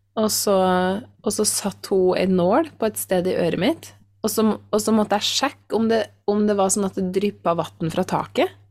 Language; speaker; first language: Norwegian; native; Norwegian